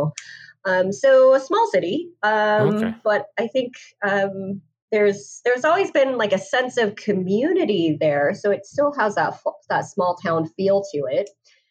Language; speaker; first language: English; native; English